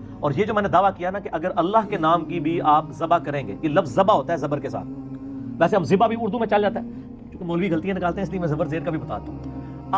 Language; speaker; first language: Urdu; non-native, local second language; Punjabi